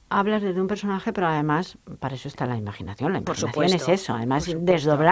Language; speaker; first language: Spanish; native; Spanish